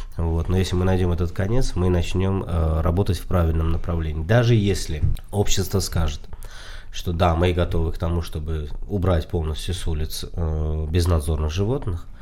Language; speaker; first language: Russian; non-native, local second language; Tajik